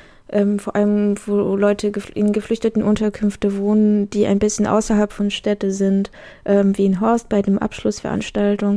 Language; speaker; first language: German; non-native, fluent; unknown